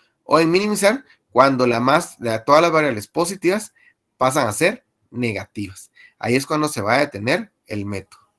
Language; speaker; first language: Spanish; native; Spanish